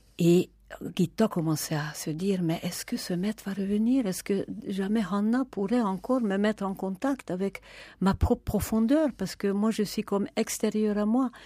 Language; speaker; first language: French; non-native, fluent; Hungarian